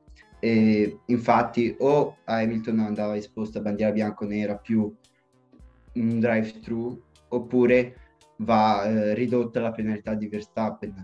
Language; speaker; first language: Italian; native; Italian